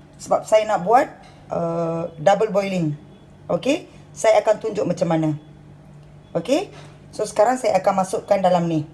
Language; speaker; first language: Malay; non-native, local second language; Tamil